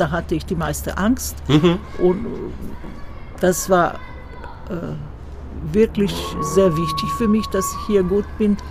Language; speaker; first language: German; non-native, fluent; Croatian